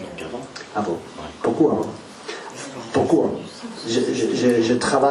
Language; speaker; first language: French; non-native, learner; Spanish